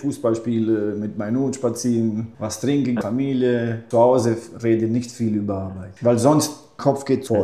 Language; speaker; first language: German; non-native, fluent; Italian